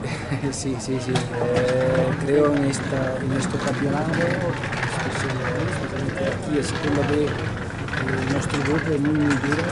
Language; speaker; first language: Spanish; non-native, learner; German